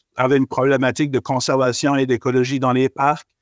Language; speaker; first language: French; native; French